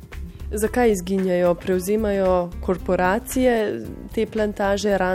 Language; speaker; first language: Slovenian; native; Slovenian